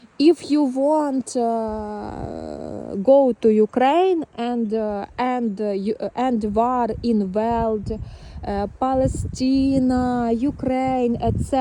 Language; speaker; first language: English; non-native, learner; Ukrainian